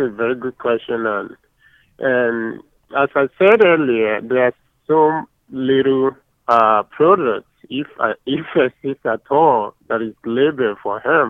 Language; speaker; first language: English; non-native, local second language; Yoruba